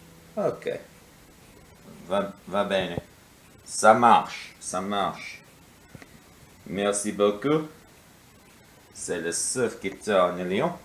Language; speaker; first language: French; non-native, learner; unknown